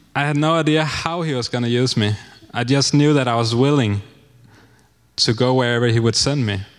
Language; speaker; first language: English; non-native, fluent; Danish